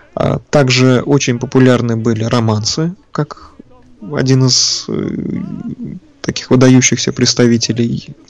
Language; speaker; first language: Russian; native; Russian